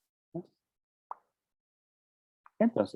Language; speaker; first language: Spanish; native; Spanish